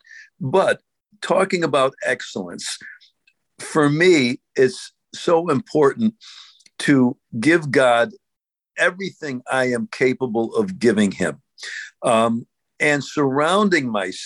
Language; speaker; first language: English; native; English